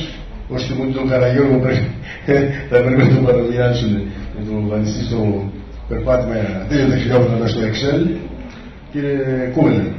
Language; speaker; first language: Greek; native; Greek